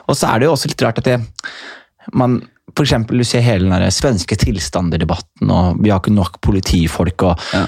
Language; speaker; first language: Norwegian; native; Norwegian